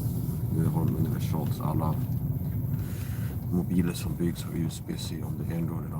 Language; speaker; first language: Swedish; non-native, fluent; English